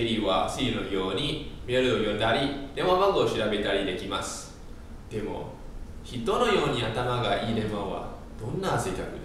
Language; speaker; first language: Japanese; non-native, learner; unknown